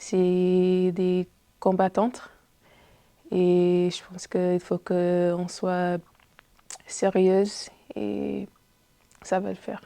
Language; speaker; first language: French; non-native, fluent; English